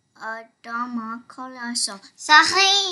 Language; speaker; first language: French; non-native, learner; English